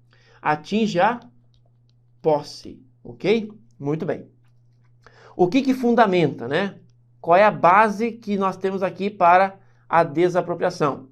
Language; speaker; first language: Portuguese; native; Portuguese